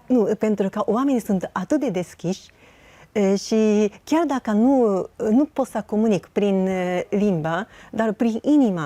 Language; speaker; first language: Romanian; non-native, learner; Japanese